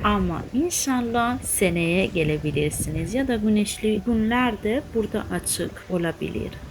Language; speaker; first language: Turkish; non-native, fluent; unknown